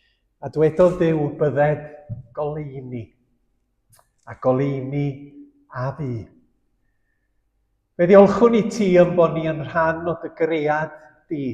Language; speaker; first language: Welsh; native; Welsh